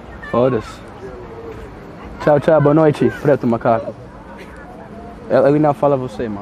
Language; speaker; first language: Portuguese; non-native, learner; English